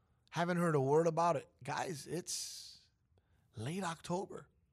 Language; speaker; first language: English; native; English